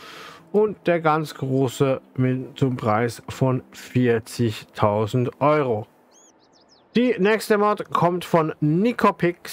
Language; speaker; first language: German; native; German